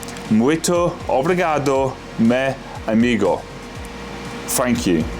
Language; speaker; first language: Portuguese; non-native, learner; English